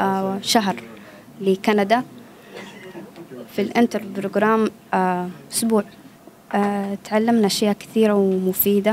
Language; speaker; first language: Arabic; non-native, local second language; Somali